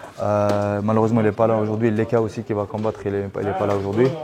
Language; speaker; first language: French; native; French